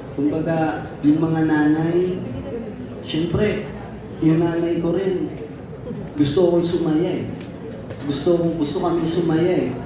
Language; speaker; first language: Filipino; native; Filipino